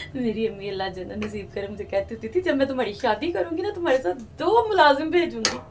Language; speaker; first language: Urdu; non-native, local second language; Punjabi